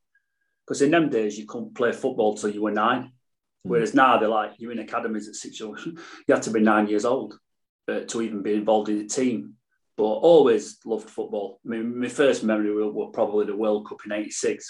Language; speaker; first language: English; native; English